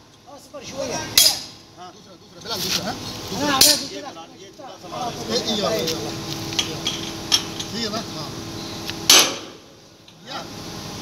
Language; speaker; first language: Arabic; non-native, learner; Hindi